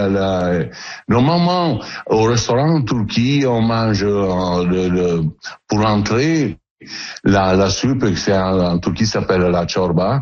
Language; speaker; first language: French; non-native, learner; Italian